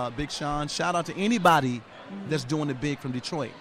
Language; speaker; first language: English; native; English